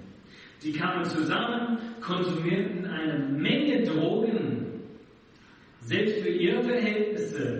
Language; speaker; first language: German; non-native, fluent; English